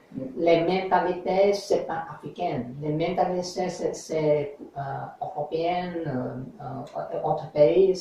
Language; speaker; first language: French; non-native, learner; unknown